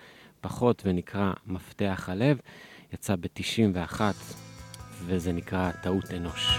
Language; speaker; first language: Hebrew; native; Hebrew